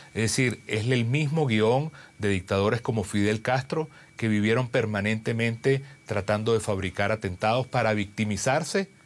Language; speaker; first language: Spanish; native; Spanish